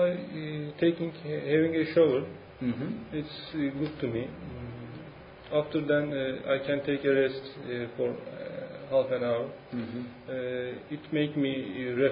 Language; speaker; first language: English; non-native, learner; Turkish